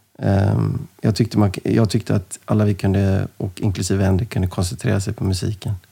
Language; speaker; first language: Swedish; native; Swedish